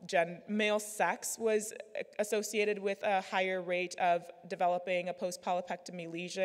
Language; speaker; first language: English; native; English